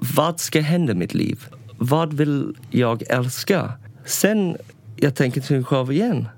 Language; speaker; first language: Swedish; non-native, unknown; English